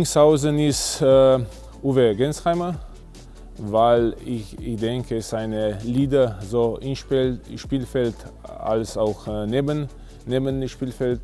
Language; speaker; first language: German; non-native, fluent; Slovenian